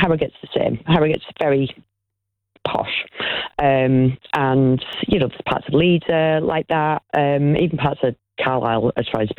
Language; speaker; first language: English; native; English